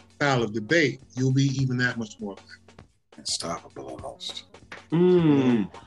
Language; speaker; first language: English; native; English